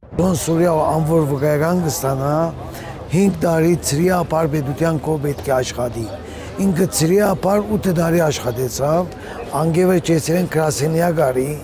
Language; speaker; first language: Armenian; early bilingual, heritage; Armenian